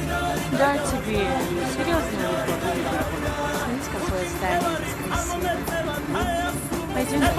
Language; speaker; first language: Russian; non-native, local second language; Kumyk